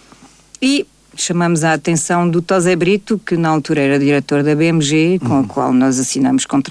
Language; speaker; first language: Portuguese; native; Portuguese